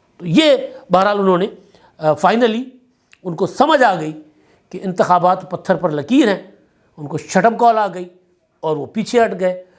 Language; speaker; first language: Urdu; non-native, local second language; Sindhi